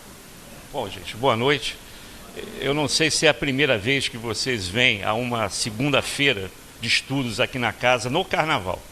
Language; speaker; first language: Portuguese; native; Portuguese